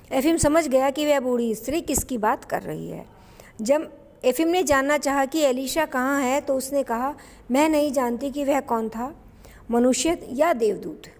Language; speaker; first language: Hindi; native; Hindi